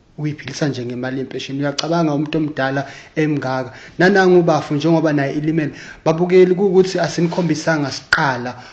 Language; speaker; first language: Zulu; native; Zulu